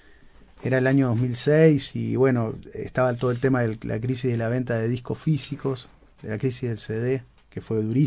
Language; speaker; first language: Spanish; native; Spanish